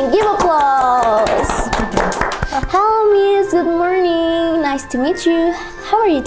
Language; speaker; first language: English; non-native, learner; Indonesian